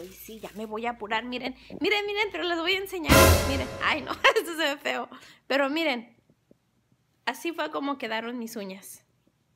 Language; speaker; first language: Spanish; native; Spanish